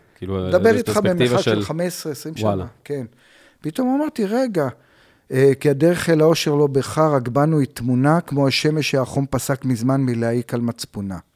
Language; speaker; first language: Hebrew; native; Hebrew